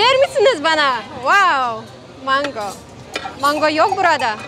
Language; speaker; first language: Turkish; non-native, learner; Kazakh